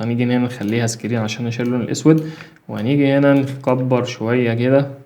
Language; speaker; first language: Arabic; native; Arabic